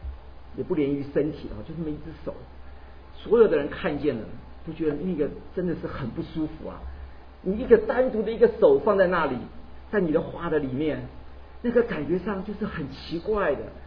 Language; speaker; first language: Chinese; native; Chinese